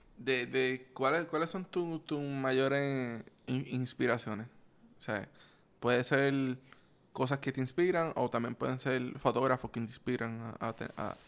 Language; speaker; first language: Spanish; native; Spanish